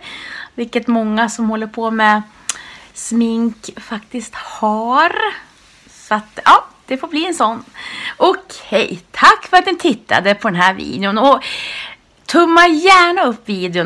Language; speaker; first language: Swedish; native; Swedish